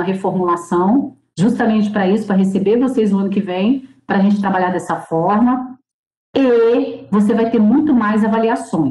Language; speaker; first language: Portuguese; native; Portuguese